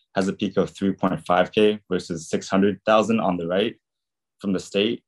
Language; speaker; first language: English; native; English